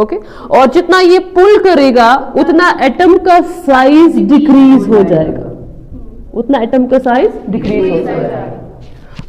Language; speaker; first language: Hindi; non-native, local second language; Kashmiri